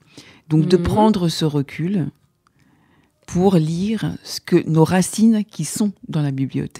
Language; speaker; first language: French; native; French